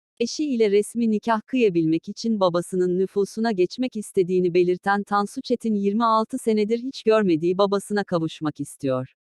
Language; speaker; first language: Turkish; native; Turkish